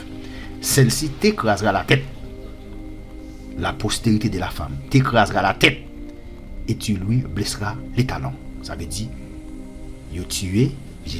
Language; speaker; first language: French; non-native, local second language; Haitian Creole